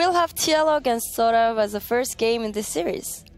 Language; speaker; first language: English; non-native, fluent; French